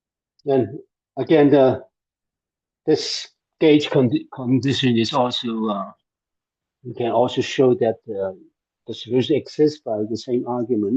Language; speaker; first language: English; non-native, fluent; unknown